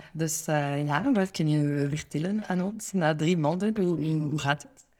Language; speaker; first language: Dutch; non-native, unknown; French